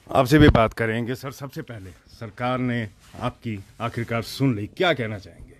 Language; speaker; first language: Hindi; native; Hindi